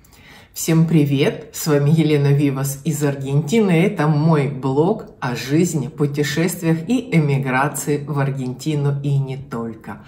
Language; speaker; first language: Russian; native; Russian